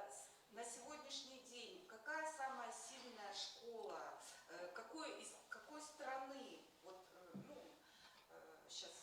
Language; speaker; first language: Russian; native; Russian